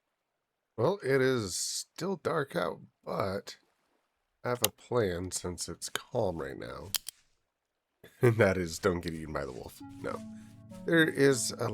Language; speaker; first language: English; native; English